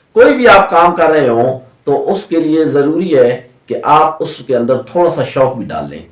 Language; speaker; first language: Urdu; non-native, local second language; Punjabi